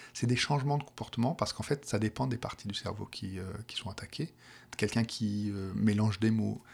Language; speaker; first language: French; native; French